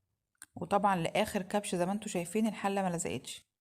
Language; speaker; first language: Arabic; native; Arabic